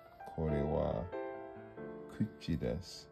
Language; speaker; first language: Japanese; non-native, learner; English